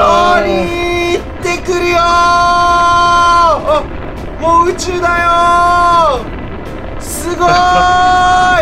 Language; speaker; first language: Japanese; native; Japanese